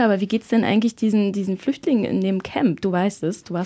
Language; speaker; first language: German; native; German